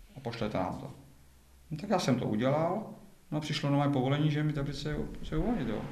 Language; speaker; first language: Czech; native; Czech